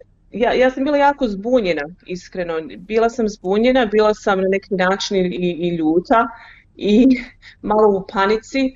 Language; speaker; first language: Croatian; early bilingual, heritage; Croatian